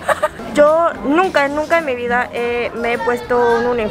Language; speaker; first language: Spanish; early bilingual, other home language; Korean